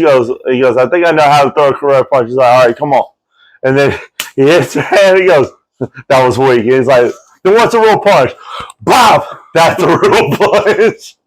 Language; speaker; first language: English; native; English